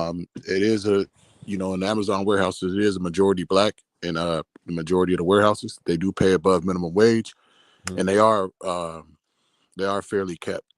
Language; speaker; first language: English; native; English